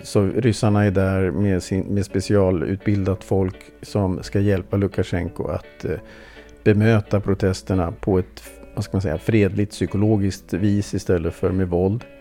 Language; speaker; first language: Swedish; native; Swedish